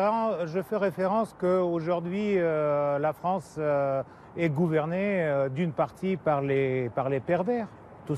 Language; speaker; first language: French; non-native, fluent; Russian